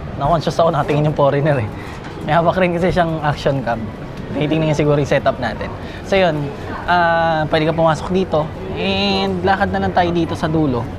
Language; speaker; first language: Filipino; native; Filipino